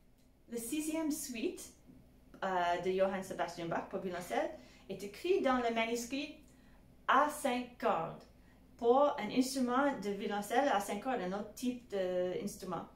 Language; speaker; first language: French; non-native, fluent; English